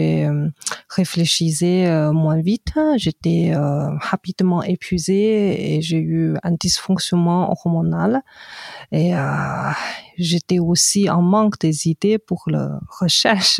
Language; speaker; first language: French; non-native, fluent; Chinese